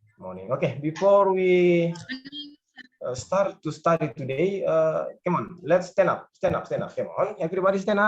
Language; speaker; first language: English; non-native, learner; Indonesian